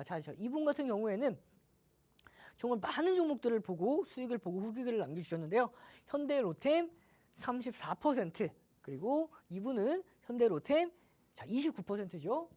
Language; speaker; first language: Korean; native; Korean